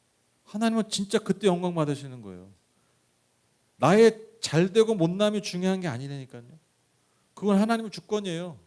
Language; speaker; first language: Korean; native; Korean